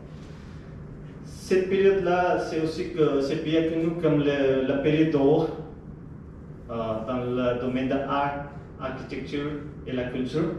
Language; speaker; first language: French; non-native, fluent; Nepali